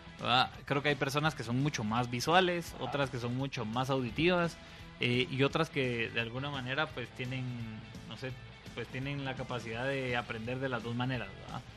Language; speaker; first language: Spanish; native; Spanish